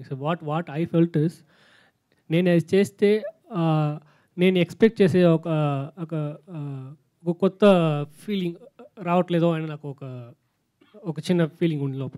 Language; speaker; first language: Telugu; non-native, fluent; Tamil